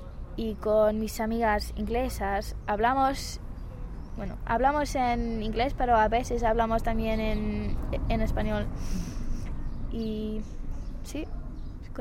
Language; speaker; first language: Spanish; non-native, fluent; English